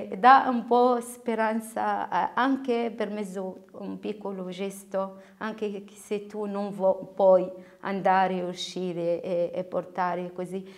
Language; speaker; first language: Italian; non-native, learner; Arabic